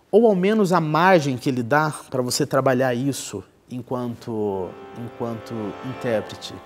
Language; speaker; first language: Portuguese; native; Portuguese